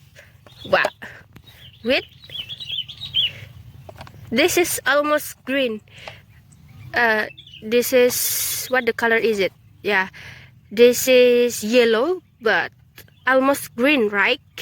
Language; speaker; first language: English; non-native, learner; Indonesian